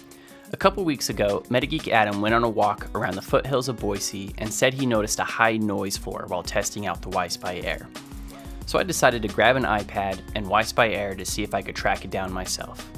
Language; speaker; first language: English; native; English